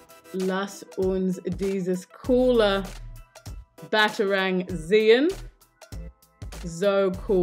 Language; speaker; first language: German; non-native, fluent; English